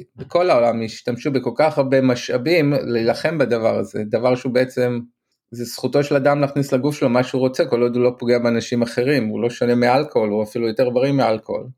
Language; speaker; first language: Hebrew; native; Hebrew